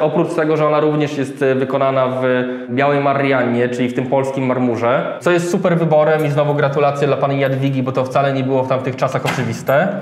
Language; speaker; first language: Polish; native; Polish